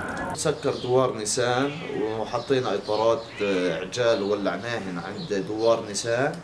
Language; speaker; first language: Arabic; native; Arabic